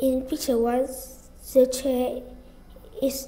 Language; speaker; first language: English; non-native, learner; Vietnamese